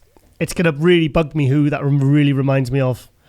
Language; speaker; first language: English; native; English